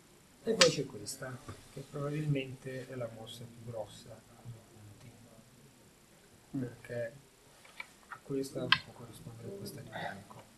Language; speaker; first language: Italian; native; Italian